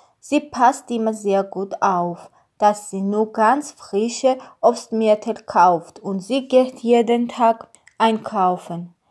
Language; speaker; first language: German; non-native, learner; Armenian